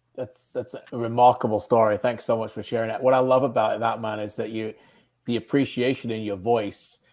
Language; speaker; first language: English; native; English